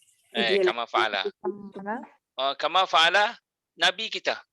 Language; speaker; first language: Malay; native; Malay